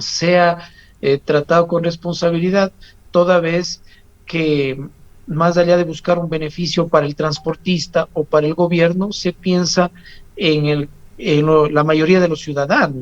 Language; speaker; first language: Spanish; native; Spanish